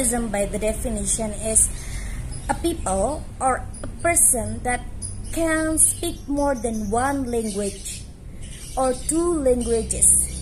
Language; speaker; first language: English; non-native, learner; Javanese